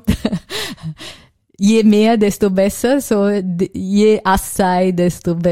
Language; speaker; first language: German; non-native, learner; Italian